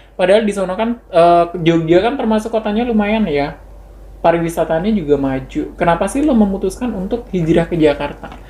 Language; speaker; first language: Indonesian; native; Indonesian